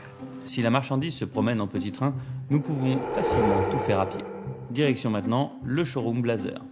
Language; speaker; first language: French; native; French